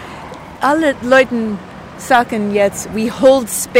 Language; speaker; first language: German; non-native, learner; English